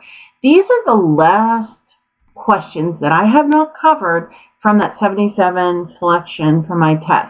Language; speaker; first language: English; native; English